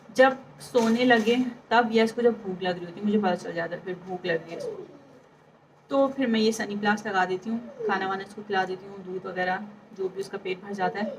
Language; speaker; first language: Urdu; native; Urdu